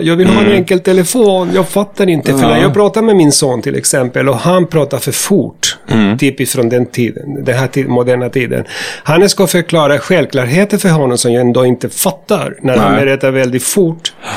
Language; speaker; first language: Swedish; non-native, fluent; Spanish